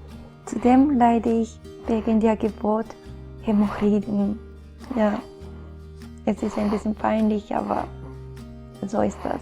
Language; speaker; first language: German; non-native, fluent; Japanese